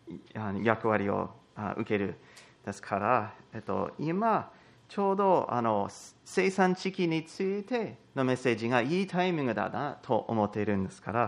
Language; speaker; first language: Japanese; non-native, fluent; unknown